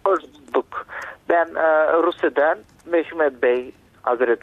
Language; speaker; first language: Turkish; non-native, learner; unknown